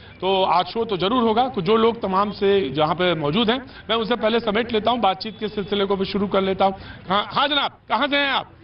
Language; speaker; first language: Hindi; native; Hindi